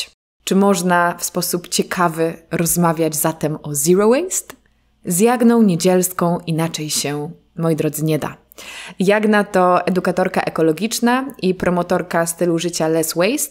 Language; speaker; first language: Polish; native; Polish